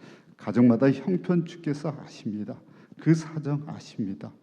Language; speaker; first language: Korean; native; Korean